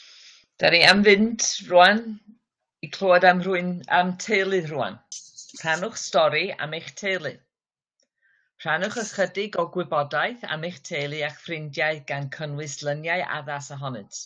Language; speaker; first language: Welsh; non-native, learner; English